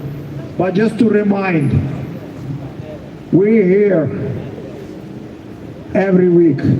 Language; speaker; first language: English; non-native, fluent; Ukrainian